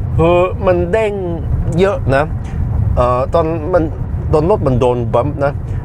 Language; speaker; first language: Thai; non-native, fluent; Norwegian